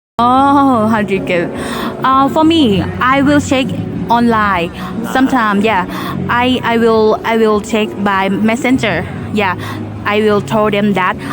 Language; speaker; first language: English; non-native, learner; Thai